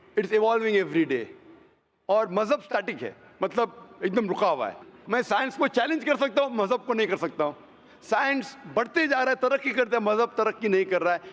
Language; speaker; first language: Hindi; non-native, local second language; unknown